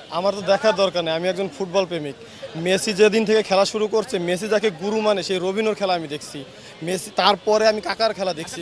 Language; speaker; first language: Bangla; native; Bangla